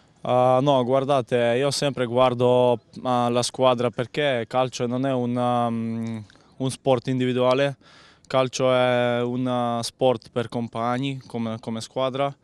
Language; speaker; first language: Italian; non-native, fluent; Macedonian